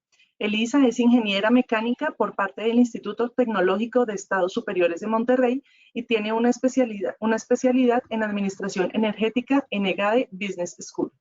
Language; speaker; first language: Spanish; native; Spanish